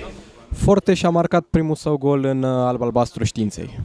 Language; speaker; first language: Romanian; native; Romanian